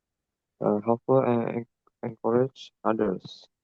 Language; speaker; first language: English; non-native, learner; Indonesian